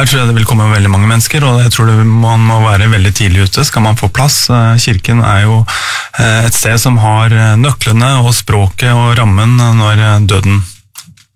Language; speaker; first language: Norwegian; native; Norwegian